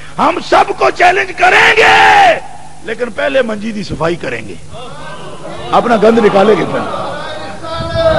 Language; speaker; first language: Urdu; non-native, local second language; Punjabi